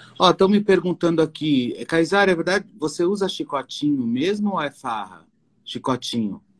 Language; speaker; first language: Portuguese; native; Portuguese